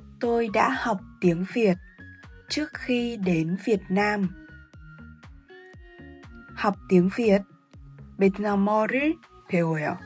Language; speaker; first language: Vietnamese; non-native, fluent; Korean